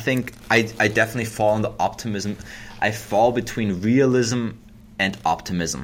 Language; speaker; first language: English; non-native, fluent; German